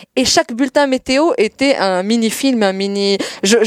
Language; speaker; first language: French; non-native, local second language; Arabic